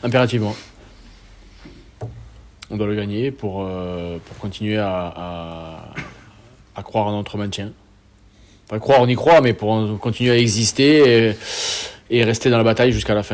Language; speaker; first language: French; native; French